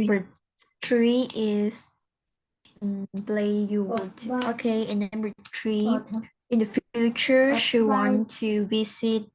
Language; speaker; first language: English; non-native, learner; Vietnamese